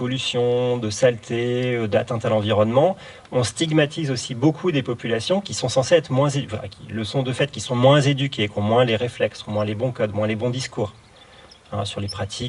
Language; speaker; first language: French; native; French